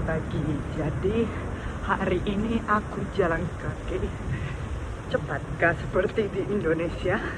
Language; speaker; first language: Indonesian; non-native, fluent; Spanish